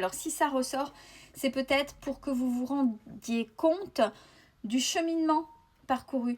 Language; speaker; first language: French; native; French